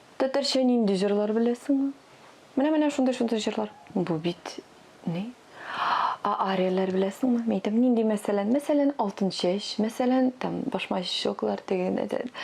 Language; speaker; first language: Tatar; non-native, local second language; Russian